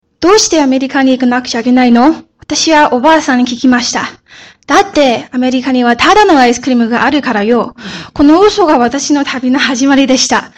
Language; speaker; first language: Japanese; early bilingual, other home language; Chinese